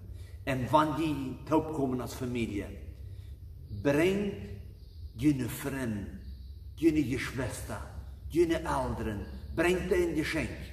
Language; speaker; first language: German; non-native, learner; Plautdietsch